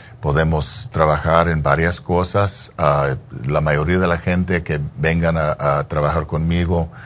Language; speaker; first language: Spanish; early bilingual, heritage; English